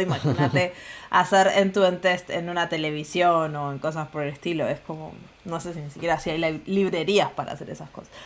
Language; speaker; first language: Spanish; native; Spanish